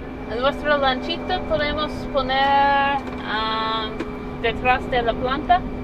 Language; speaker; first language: Spanish; non-native, learner; English